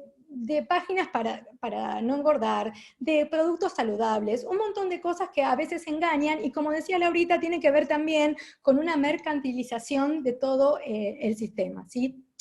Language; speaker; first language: Spanish; native; Spanish